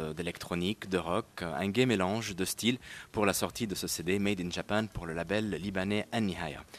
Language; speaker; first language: French; non-native, local second language; Arabic